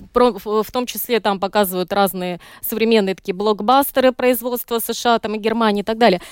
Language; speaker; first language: Russian; native; Russian